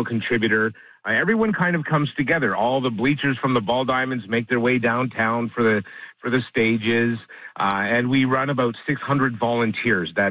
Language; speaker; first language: English; native; English